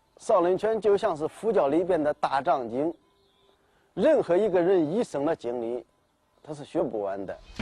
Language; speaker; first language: Chinese; native; Chinese